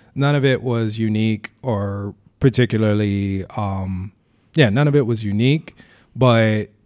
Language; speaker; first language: English; native; English